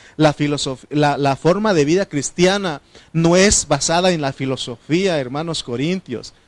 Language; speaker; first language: Spanish; non-native, local second language; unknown